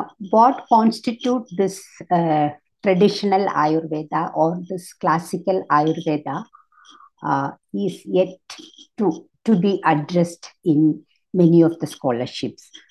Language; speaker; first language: English; non-native, local second language; Malayalam